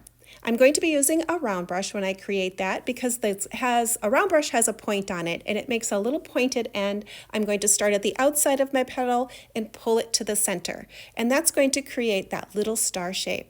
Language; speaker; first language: English; native; English